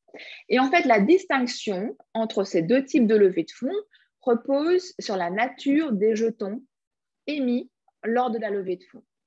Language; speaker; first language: French; native; French